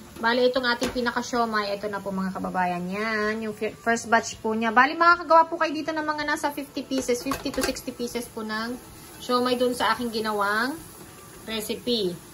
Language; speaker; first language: Filipino; native; Filipino